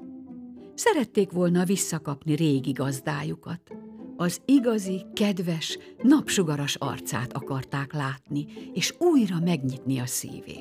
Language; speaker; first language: Hungarian; native; Hungarian